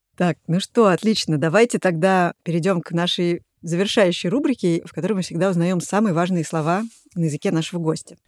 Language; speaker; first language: Russian; native; Russian